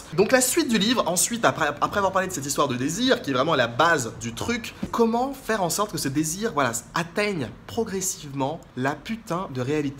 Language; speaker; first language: French; native; French